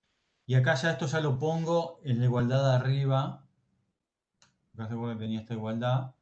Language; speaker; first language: Spanish; native; Spanish